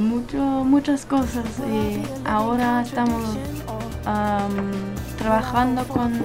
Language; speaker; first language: Spanish; non-native, learner; German